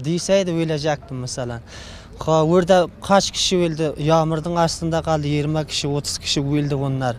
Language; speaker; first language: Turkish; non-native, learner; Uzbek